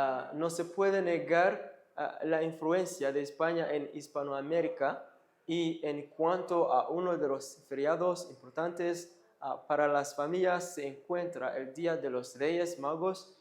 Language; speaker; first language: Spanish; non-native, fluent; Kinyarwanda